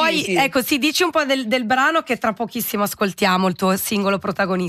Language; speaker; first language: Italian; native; Italian